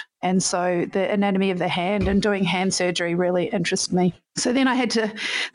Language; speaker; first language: English; native; English